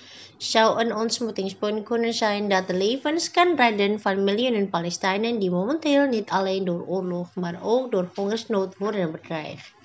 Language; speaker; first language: Dutch; non-native, fluent; Indonesian